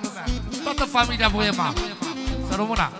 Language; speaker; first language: Romanian; native; Romanian